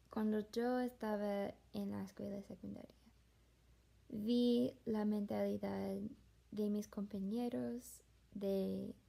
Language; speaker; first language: Spanish; non-native, fluent; English